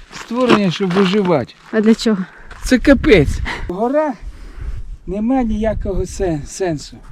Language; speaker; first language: Ukrainian; non-native, local second language; Russian